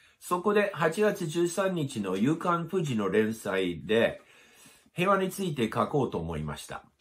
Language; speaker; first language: Japanese; non-native, fluent; English